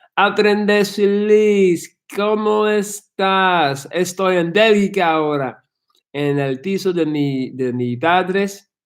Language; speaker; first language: Spanish; non-native, learner; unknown